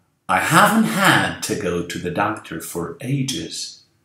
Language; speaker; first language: English; non-native, fluent; Portuguese